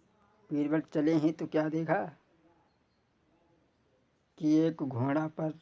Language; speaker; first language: Hindi; native; Hindi